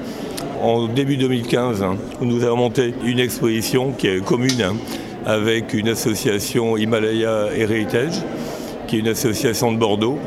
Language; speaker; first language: French; native; French